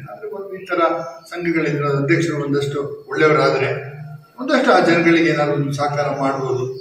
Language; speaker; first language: Kannada; non-native, local second language; Malayalam